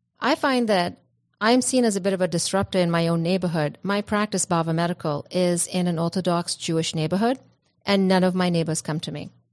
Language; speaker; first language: English; non-native, local second language; Punjabi